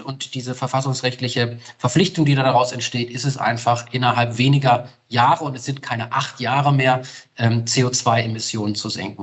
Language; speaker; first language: German; native; German